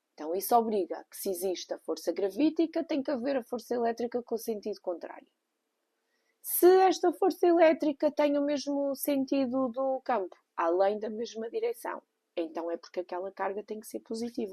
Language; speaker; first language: Portuguese; native; Portuguese